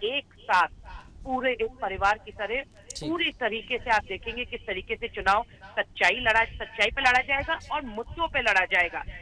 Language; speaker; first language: Hindi; native; Hindi